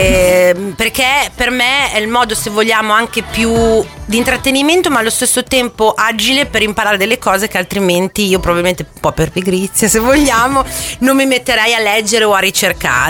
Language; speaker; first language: Italian; native; Italian